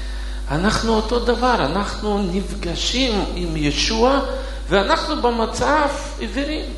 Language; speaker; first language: Hebrew; non-native, fluent; Russian